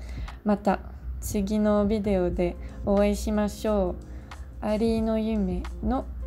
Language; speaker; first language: Japanese; non-native, learner; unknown